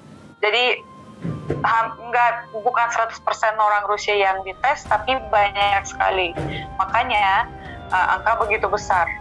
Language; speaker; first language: Indonesian; non-native, fluent; Russian